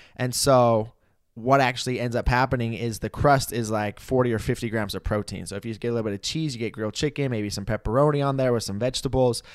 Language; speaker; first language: English; native; English